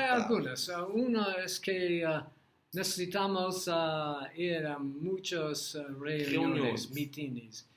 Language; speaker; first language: Portuguese; non-native, learner; English